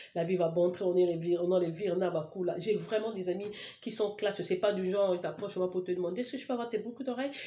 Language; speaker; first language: French; non-native, local second language; Lingala